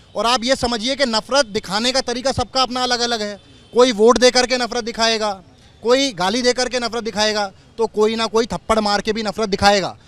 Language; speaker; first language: Hindi; native; Hindi